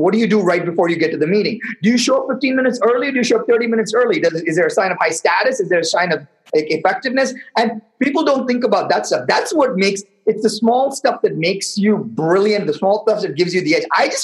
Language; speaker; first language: English; non-native, local second language; Tamil